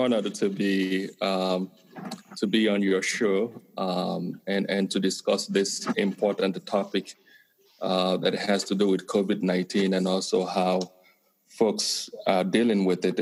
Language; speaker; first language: English; non-native, local second language; Igbo